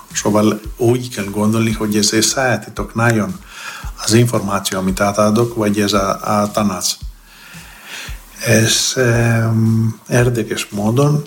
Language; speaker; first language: Hungarian; non-native, learner; Greek